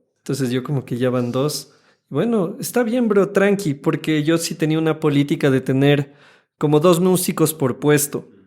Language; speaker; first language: Spanish; native; Spanish